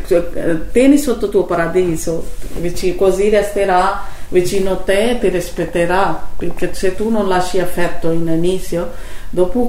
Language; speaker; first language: Italian; non-native, learner; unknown